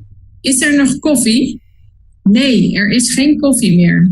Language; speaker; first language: Dutch; non-native, learner; Spanish